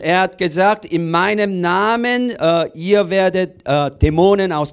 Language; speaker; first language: German; non-native, learner; Korean